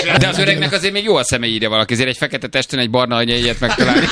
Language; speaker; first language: Hungarian; native; Hungarian